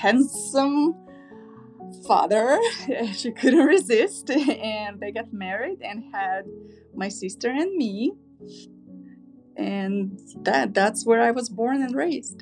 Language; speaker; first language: English; non-native, fluent; Uzbek